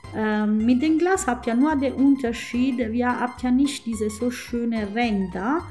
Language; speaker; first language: German; non-native, fluent; Italian